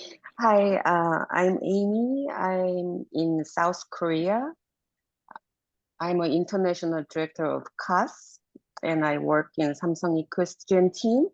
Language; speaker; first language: English; non-native, learner; Korean